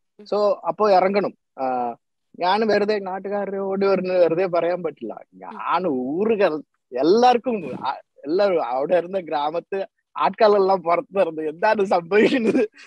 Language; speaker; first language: Malayalam; non-native, local second language; Tamil